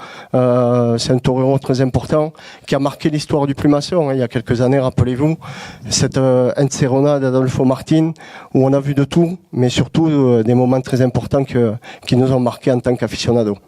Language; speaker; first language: French; native; French